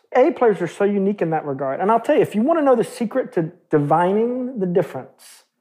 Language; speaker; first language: English; native; English